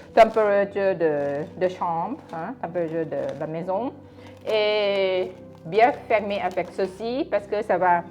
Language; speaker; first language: French; non-native, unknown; Thai